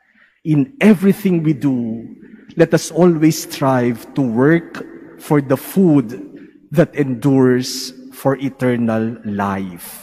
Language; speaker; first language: English; non-native, local second language; Filipino